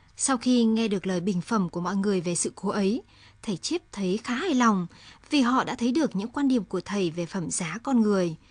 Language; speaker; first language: Vietnamese; native; Vietnamese